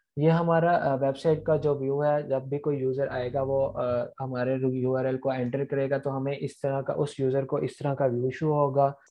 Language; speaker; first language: Urdu; non-native, local second language; Punjabi